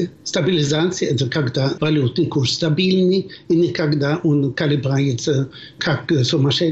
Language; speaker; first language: Russian; non-native, fluent; Swedish